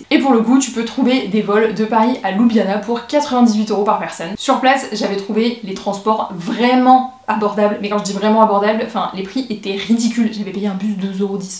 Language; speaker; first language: French; native; French